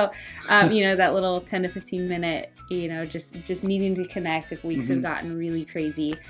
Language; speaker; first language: English; native; English